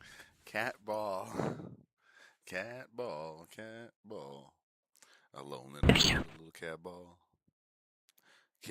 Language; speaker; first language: English; native; English